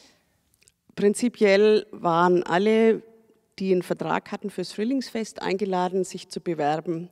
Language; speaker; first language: German; native; German